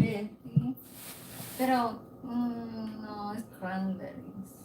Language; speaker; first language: Spanish; non-native, learner; English